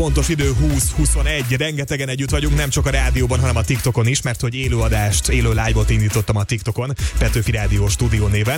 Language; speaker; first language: Hungarian; native; Hungarian